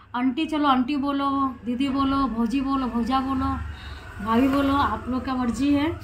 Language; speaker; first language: Hindi; native; Hindi